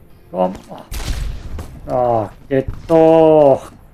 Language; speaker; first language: English; non-native, fluent; German